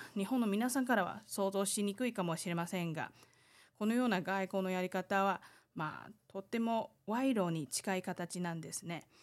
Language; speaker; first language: Japanese; non-native, fluent; Chinese